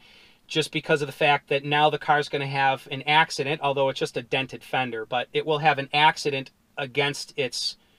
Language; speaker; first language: English; native; English